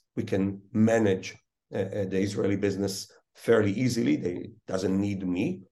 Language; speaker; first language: English; early bilingual, other home language; Hebrew